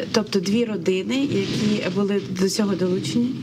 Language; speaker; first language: Ukrainian; native; Ukrainian